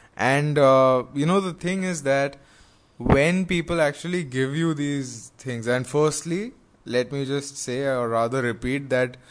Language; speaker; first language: English; non-native, local second language; Hindi